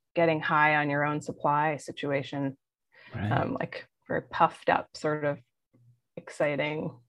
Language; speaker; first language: English; native; English